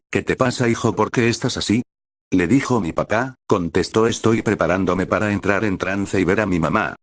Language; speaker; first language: Spanish; native; Spanish